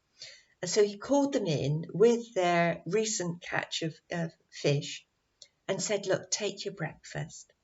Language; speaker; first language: English; native; English